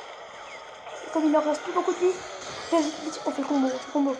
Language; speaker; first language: French; native; French